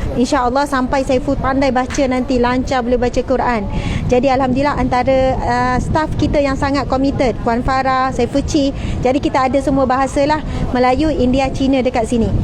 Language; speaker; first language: Malay; native; Malay